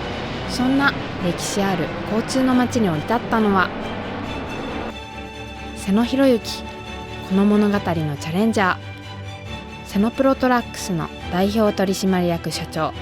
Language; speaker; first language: Japanese; native; Japanese